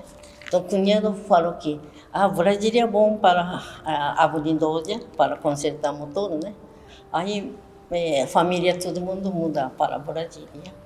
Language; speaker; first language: Portuguese; non-native, learner; Japanese